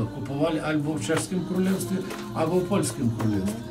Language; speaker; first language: Polish; non-native, learner; Ukrainian